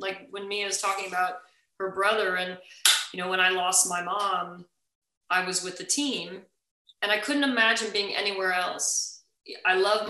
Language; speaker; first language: English; native; English